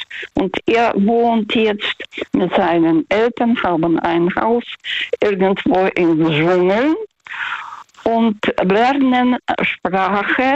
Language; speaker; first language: German; non-native, fluent; Russian